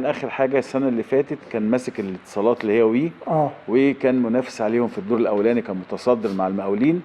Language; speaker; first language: Arabic; native; Arabic